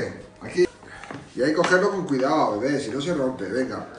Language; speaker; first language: Spanish; native; Spanish